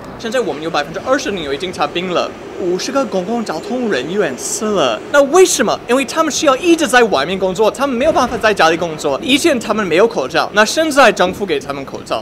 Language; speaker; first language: Chinese; non-native, fluent; English